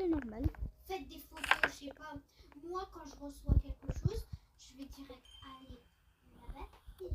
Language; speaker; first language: French; native; French